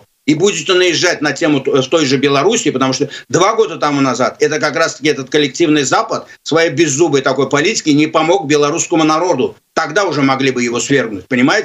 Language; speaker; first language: Russian; non-native, local second language; Azerbaijani